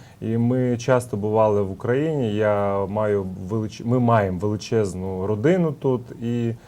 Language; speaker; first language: Ukrainian; early bilingual, heritage; Russian